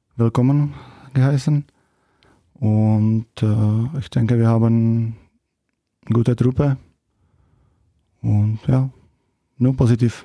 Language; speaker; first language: German; non-native, fluent; Czech